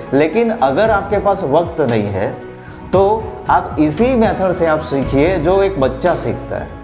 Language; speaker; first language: Hindi; non-native, local second language; Gujarati